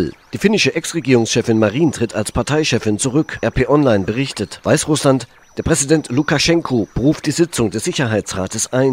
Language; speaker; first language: German; native; German